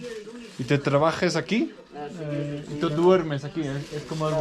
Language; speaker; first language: Spanish; non-native, learner; Danish